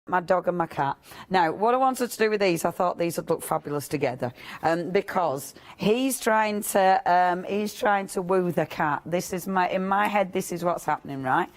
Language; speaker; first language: English; native; English